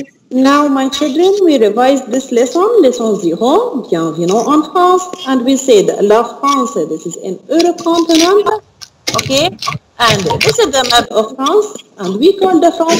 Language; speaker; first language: English; non-native, learner; Arabic